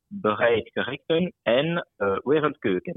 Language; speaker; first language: Dutch; non-native, local second language; French